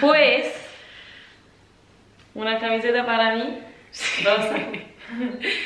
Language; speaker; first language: Spanish; non-native, fluent; Italian